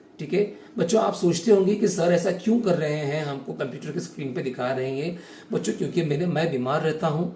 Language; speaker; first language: Hindi; native; Hindi